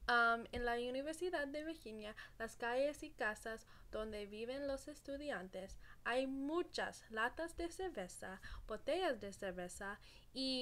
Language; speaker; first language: Spanish; non-native, learner; English